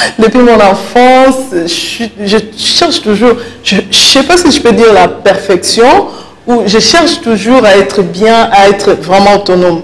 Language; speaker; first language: French; non-native, local second language; Lingala